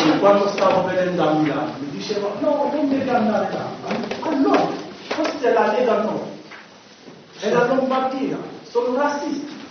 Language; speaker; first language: Italian; non-native, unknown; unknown